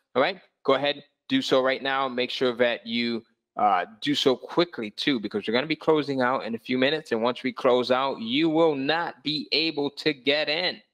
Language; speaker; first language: English; native; English